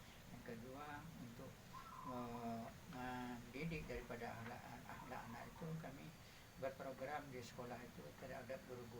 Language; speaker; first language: Indonesian; non-native, local second language; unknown